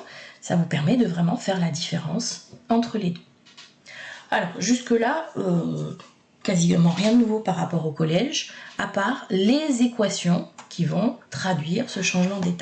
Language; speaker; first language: French; native; French